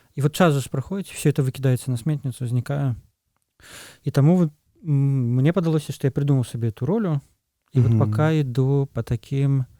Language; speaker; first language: Belarusian; non-native, local second language; Russian